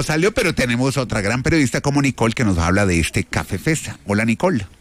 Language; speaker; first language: Spanish; native; Spanish